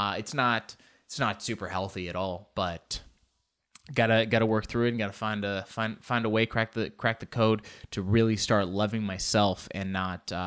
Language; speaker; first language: English; early bilingual, other home language; Spanish